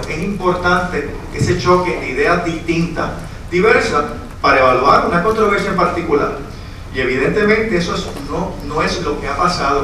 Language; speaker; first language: Spanish; native; Spanish